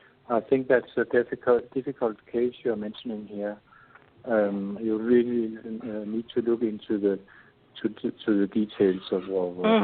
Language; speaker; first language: English; non-native, fluent; Danish